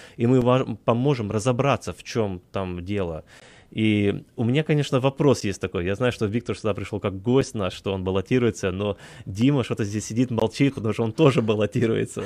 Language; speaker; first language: Russian; native; Russian